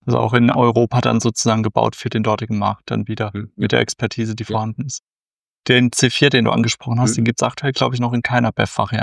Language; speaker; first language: German; native; German